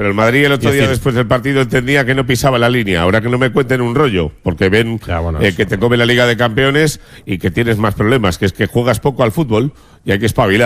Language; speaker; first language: Spanish; native; Spanish